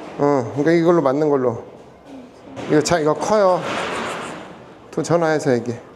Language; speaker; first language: Korean; native; Korean